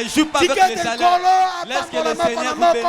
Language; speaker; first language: French; non-native, local second language; Lingala